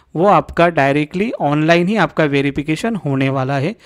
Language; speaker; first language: Hindi; non-native, local second language; Marathi